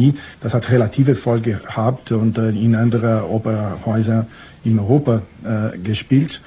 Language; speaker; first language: German; non-native, fluent; Portuguese